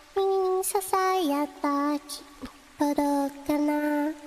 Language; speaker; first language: Japanese; non-native, learner; English